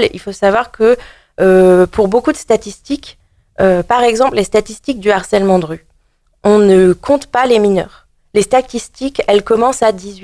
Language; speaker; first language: French; native; French